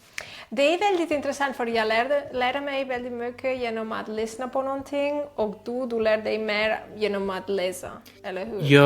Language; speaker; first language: Swedish; non-native, fluent; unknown